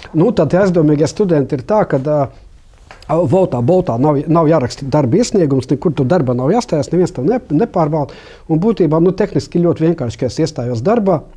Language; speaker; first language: Latvian; non-native, local second language; Russian